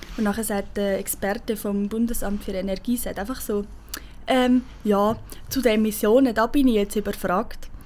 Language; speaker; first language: German; native; German